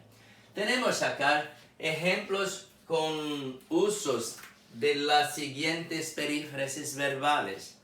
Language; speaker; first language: Spanish; non-native, fluent; Portuguese